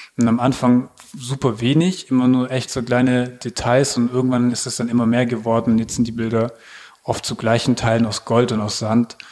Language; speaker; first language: German; native; German